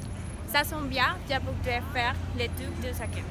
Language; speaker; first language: French; non-native, learner; Spanish